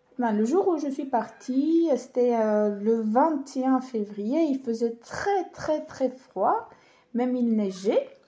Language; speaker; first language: French; non-native, fluent; Romanian